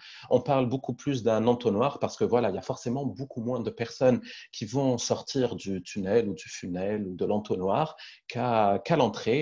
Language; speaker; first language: French; native; French